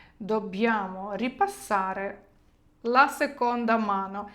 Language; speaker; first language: Italian; non-native, fluent; Ukrainian